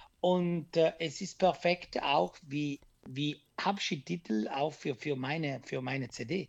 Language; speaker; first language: German; non-native, learner; Italian